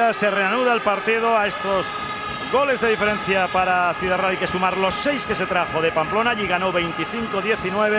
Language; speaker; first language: Spanish; native; Spanish